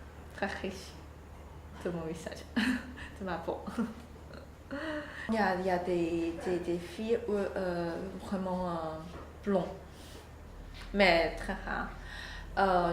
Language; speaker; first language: French; non-native, learner; Chinese